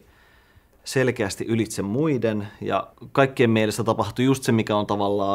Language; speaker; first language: Finnish; native; Finnish